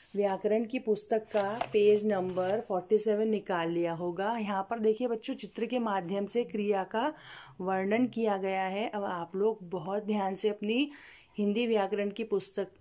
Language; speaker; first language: Hindi; native; Hindi